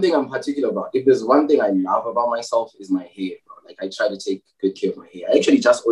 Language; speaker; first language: English; non-native, local second language; North Ndebele